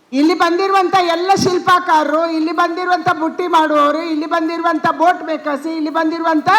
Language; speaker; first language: Kannada; non-native, local second language; Tulu